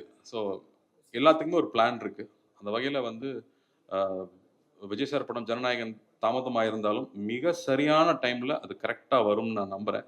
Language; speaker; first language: Tamil; native; Tamil